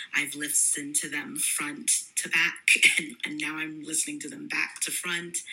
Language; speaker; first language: English; native; English